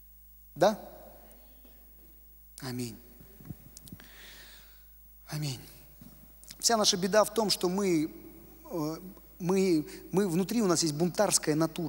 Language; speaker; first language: Russian; native; Russian